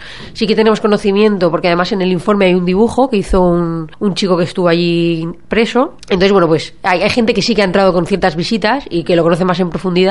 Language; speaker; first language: Spanish; native; Spanish